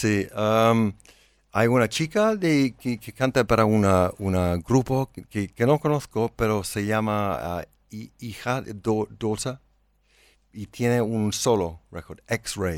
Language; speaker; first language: Spanish; non-native, learner; English